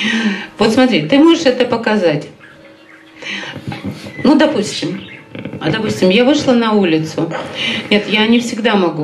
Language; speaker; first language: Russian; native; Russian